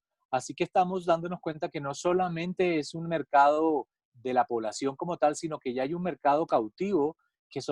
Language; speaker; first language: Spanish; native; Spanish